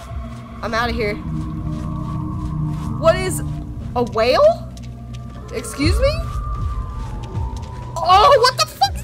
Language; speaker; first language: English; native; English